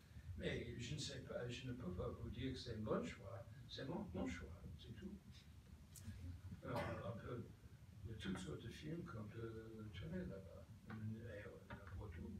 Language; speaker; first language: French; non-native, fluent; English